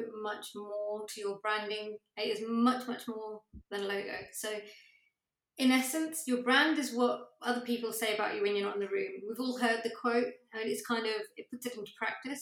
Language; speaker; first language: English; native; English